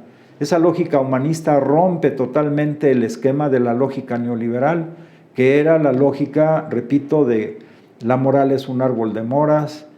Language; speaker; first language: Spanish; native; Spanish